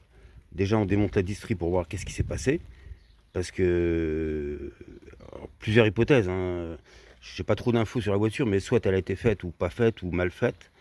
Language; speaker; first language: French; native; French